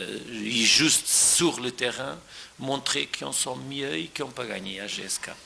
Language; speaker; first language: French; non-native, fluent; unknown